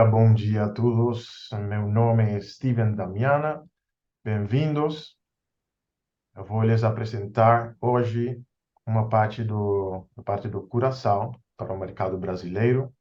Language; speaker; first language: Portuguese; non-native, fluent; Papiamento